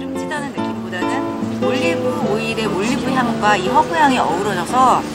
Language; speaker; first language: Korean; native; Korean